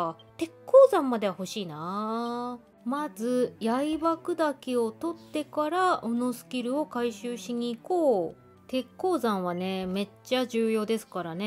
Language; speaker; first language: Japanese; native; Japanese